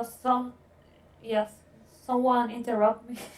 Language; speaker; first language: English; non-native, learner; Spanish